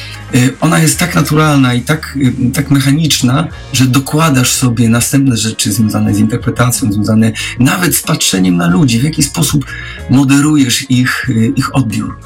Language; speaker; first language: Polish; native; Polish